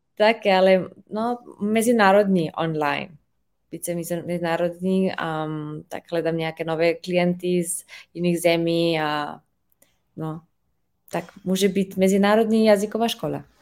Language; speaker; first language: Czech; non-native, fluent; Slovenian